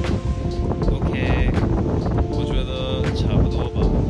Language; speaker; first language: Chinese; non-native, fluent; English